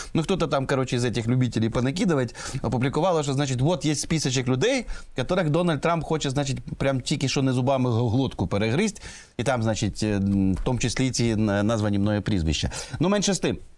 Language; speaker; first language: Ukrainian; native; Ukrainian